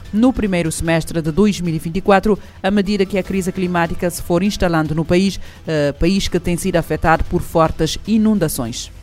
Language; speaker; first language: Portuguese; non-native, local second language; Kabuverdianu